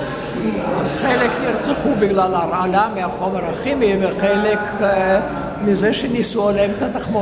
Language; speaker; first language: Hebrew; non-native, fluent; Yiddish